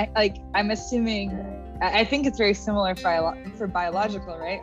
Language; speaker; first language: English; native; English